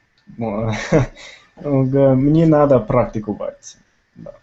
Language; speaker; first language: Russian; non-native, learner; Tamil